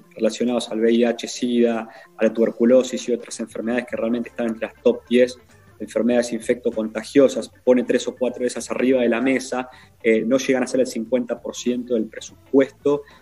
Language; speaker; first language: Spanish; native; Spanish